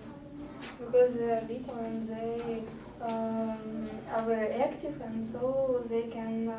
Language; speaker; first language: English; non-native, learner; Russian